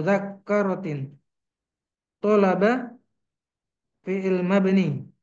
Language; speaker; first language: Arabic; non-native, learner; Indonesian